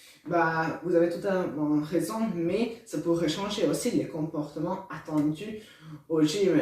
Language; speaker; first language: French; non-native, learner; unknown